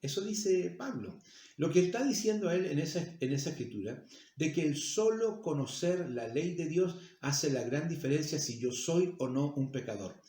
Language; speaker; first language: Spanish; native; Spanish